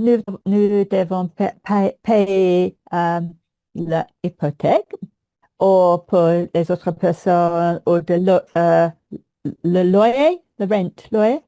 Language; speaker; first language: French; non-native, learner; English